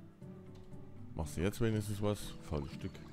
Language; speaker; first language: German; native; German